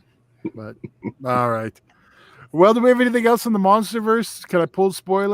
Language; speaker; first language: English; native; English